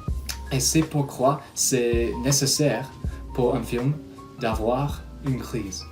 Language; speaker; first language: French; non-native, fluent; English